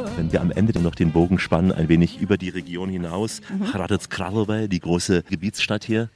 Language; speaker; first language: German; native; German